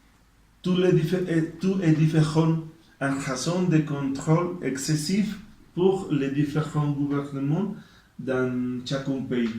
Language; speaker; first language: French; non-native, learner; Spanish